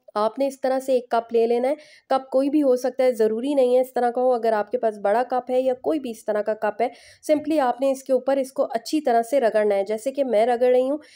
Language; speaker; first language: Urdu; native; Urdu